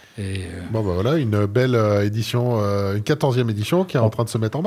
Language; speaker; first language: French; native; French